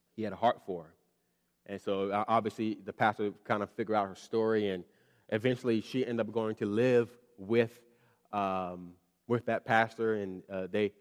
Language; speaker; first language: English; native; English